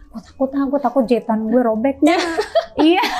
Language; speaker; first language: Indonesian; native; Indonesian